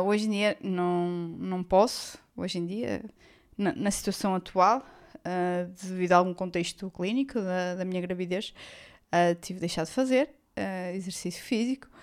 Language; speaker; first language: Portuguese; native; Portuguese